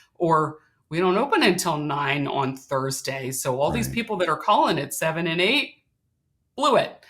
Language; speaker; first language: English; native; English